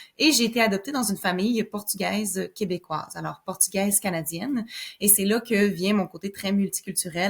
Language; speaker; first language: French; native; French